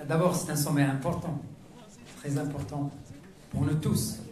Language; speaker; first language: French; non-native, local second language; Arabic